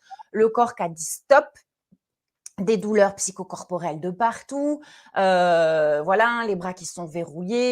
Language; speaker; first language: French; native; French